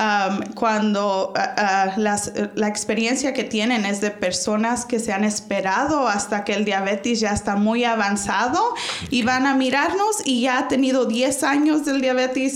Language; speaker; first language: Spanish; early bilingual, heritage; Spanish